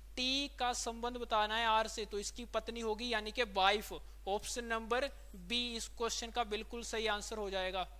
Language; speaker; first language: Hindi; native; Hindi